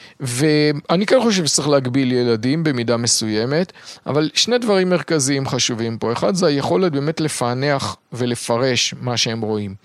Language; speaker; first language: Hebrew; native; Hebrew